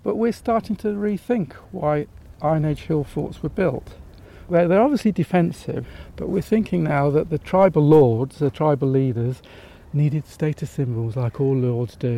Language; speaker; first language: English; native; English